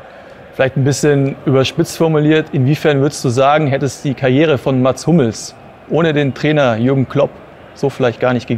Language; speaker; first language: German; native; German